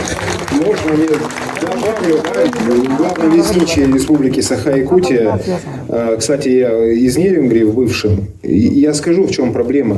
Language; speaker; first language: Russian; native; Russian